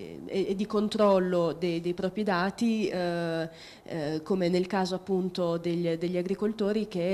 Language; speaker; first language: Italian; native; Italian